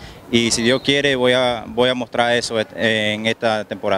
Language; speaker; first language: Spanish; early bilingual, heritage; Spanish